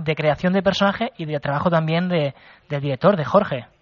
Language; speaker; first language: Spanish; non-native, local second language; Catalan